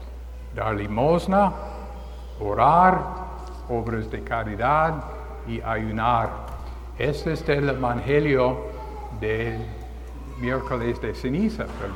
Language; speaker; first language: Spanish; non-native, learner; English